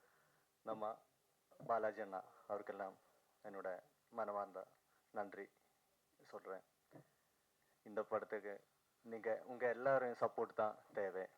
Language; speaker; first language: Tamil; non-native, fluent; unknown